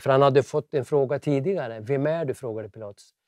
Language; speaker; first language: Swedish; native; Swedish